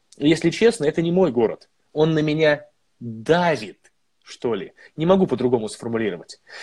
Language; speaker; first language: Russian; native; Russian